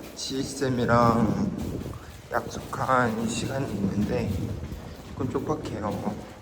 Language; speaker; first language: Korean; native; Korean